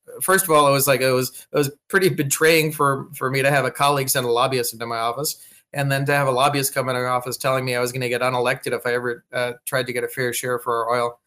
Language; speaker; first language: English; native; English